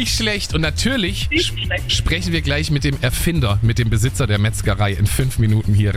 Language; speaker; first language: German; native; German